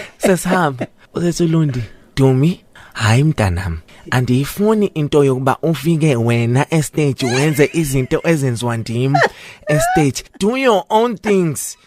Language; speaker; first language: Zulu; native; Zulu